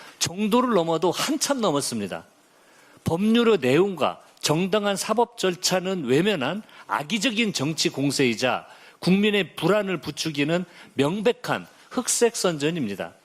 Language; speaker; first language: Korean; native; Korean